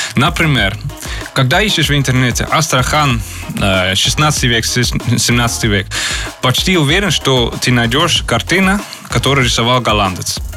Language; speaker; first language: Russian; non-native, fluent; Dutch